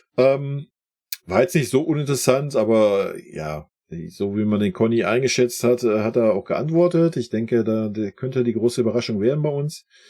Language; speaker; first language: German; native; German